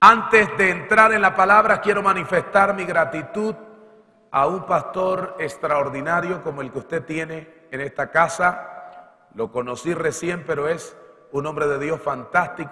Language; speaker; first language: Spanish; native; Spanish